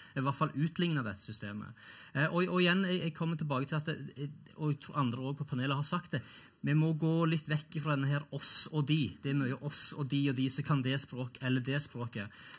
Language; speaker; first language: Norwegian; early bilingual, other home language; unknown